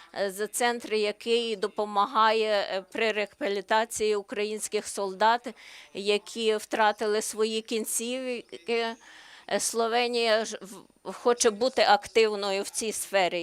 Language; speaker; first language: Ukrainian; non-native, learner; Slovenian